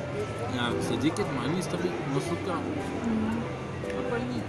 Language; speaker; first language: Indonesian; non-native, learner; Turkish